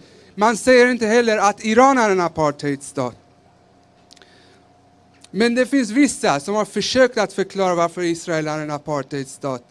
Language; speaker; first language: Swedish; early bilingual, other home language; Persian